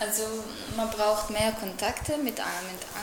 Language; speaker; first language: German; non-native, learner; Arabic